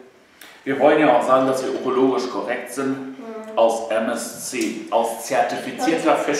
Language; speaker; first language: German; native; German